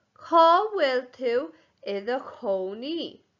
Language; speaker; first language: Irish; non-native, local second language; English